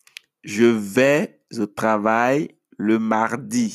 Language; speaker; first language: French; non-native, fluent; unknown